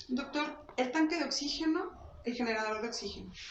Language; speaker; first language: Spanish; native; Spanish